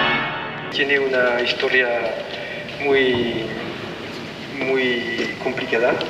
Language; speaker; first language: Spanish; non-native, learner; French